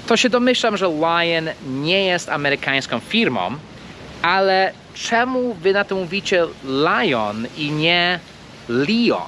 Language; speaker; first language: Polish; non-native, fluent; English